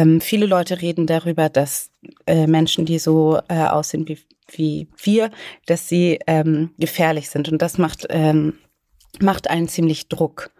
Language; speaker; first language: German; native; German